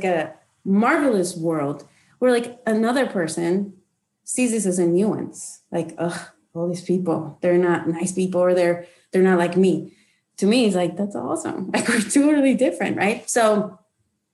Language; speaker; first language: English; non-native, fluent; Spanish